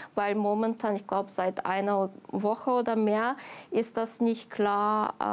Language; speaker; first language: German; non-native, fluent; Ukrainian